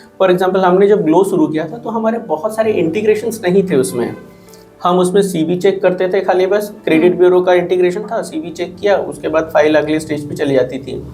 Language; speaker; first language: Hindi; native; Hindi